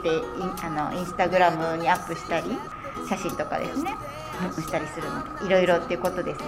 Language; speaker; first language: Japanese; native; Japanese